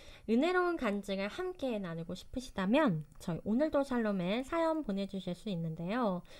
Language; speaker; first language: Korean; native; Korean